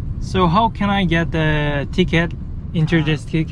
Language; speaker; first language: English; non-native, learner; Korean